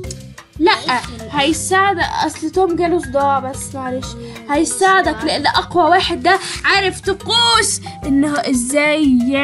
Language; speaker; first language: Arabic; native; Arabic